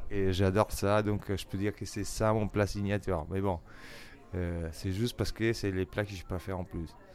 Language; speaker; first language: French; non-native, fluent; Italian